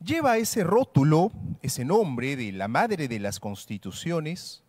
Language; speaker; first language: Spanish; native; Spanish